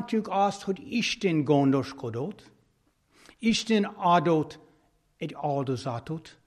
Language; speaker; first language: Hungarian; non-native, fluent; English